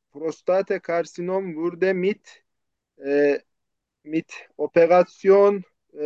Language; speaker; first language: German; non-native, learner; Turkish